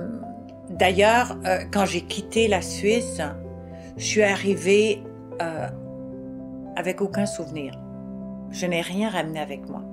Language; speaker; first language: French; native; French